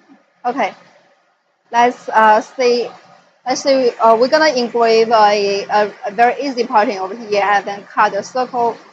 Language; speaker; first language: English; non-native, fluent; Chinese